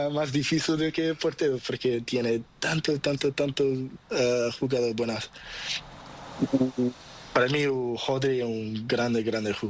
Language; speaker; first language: Spanish; non-native, learner; Portuguese